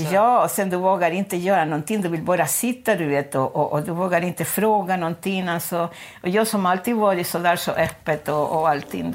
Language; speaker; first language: Swedish; non-native, fluent; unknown